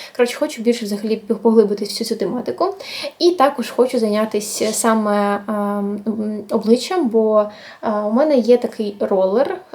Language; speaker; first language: Ukrainian; non-native, local second language; Russian